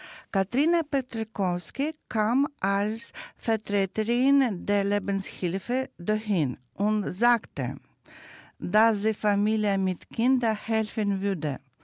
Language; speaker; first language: German; non-native, learner; Russian